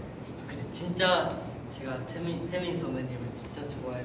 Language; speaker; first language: Korean; non-native, fluent; Japanese